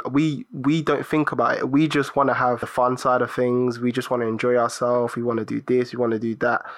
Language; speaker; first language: English; early bilingual, other home language; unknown